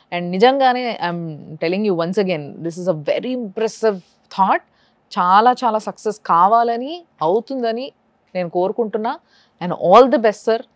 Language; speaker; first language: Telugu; native; Telugu